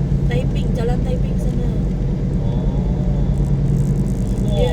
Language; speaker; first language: Malay; native; Malay